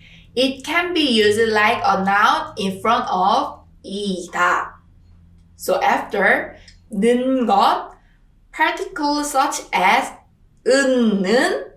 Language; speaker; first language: English; non-native, fluent; Korean